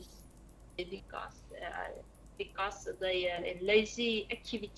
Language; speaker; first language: English; non-native, learner; Vietnamese